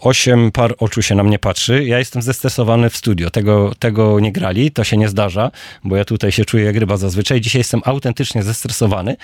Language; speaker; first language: Polish; native; Polish